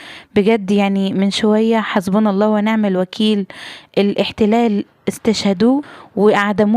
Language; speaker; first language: Arabic; native; Arabic